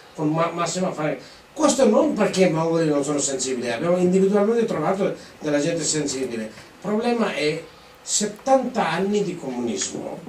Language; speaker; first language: Italian; non-native, fluent; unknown